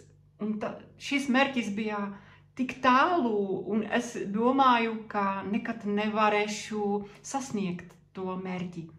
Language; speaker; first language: Latvian; non-native, fluent; Czech